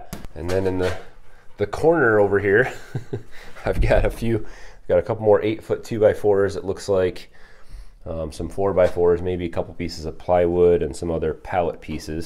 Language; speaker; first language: English; native; English